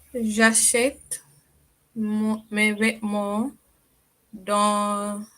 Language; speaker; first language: French; non-native, learner; English